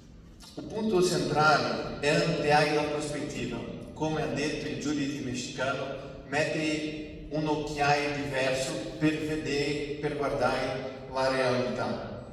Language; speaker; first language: Italian; non-native, fluent; Portuguese